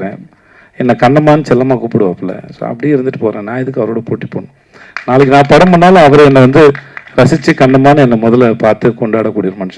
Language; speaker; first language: Tamil; native; Tamil